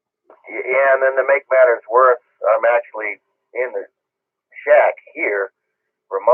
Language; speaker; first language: English; native; English